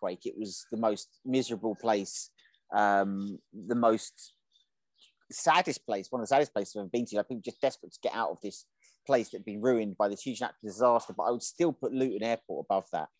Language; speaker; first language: English; native; English